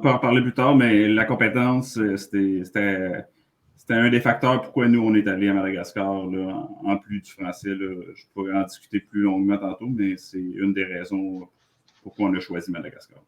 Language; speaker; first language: French; native; French